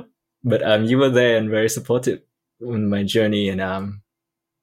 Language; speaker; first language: English; non-native, fluent; Vietnamese